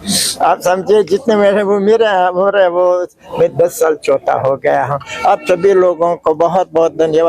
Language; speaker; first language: Hindi; non-native, fluent; Uzbek